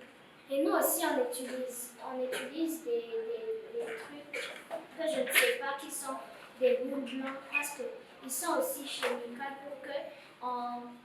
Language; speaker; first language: French; non-native, learner; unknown